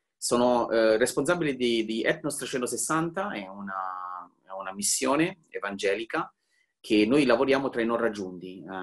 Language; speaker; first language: Italian; early bilingual, heritage; Italian